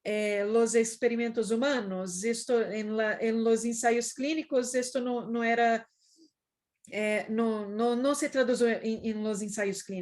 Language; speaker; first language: Spanish; non-native, fluent; Portuguese